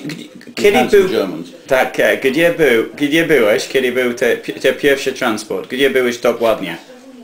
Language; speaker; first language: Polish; non-native, learner; English